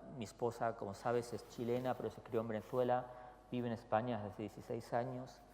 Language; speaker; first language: Spanish; native; Spanish